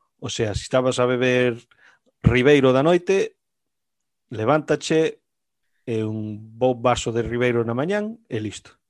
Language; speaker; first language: Galician; native; Galician